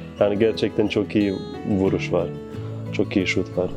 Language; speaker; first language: Turkish; non-native, fluent; Bosnian